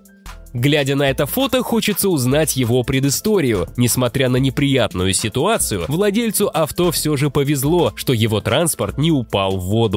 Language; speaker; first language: Russian; native; Russian